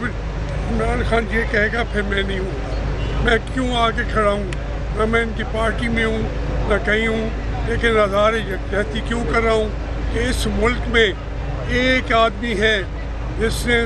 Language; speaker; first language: Urdu; native; Urdu